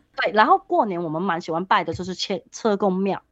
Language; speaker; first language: Chinese; non-native, local second language; Cantonese